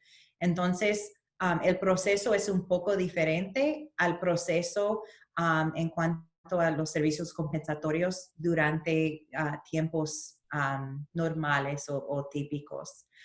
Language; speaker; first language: Spanish; early bilingual, heritage; Spanish